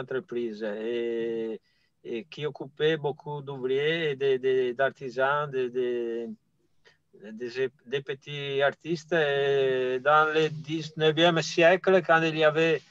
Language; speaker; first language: French; non-native, fluent; Italian